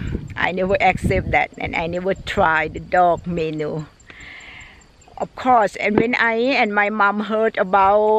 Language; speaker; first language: English; non-native, learner; Thai